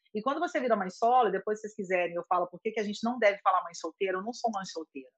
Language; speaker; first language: Portuguese; native; Portuguese